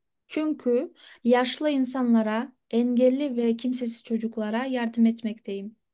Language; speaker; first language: Turkish; non-native, fluent; Kyrgyz